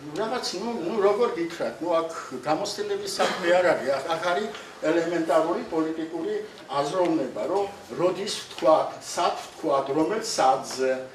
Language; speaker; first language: Georgian; non-native, local second language; Armenian